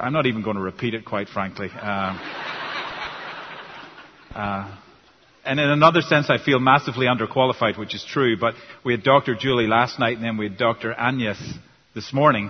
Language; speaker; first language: English; native; English